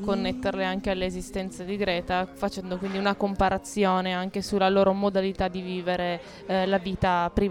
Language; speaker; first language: Italian; native; Italian